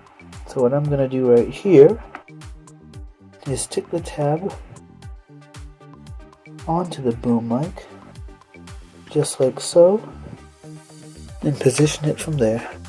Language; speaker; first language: English; native; English